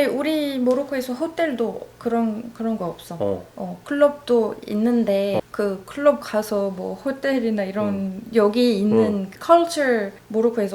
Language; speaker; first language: Korean; non-native, learner; Arabic